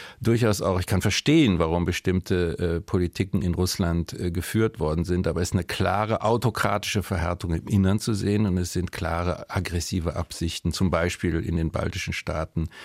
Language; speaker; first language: German; native; German